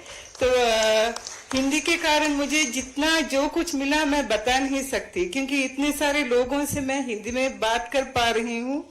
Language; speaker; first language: Hindi; non-native, fluent; Sinhala